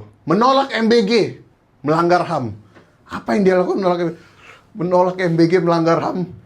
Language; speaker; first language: Indonesian; native; Indonesian